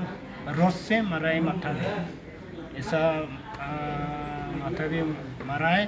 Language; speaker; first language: Hindi; non-native, local second language; Khasi